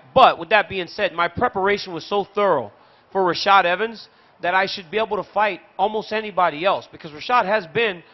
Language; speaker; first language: English; native; English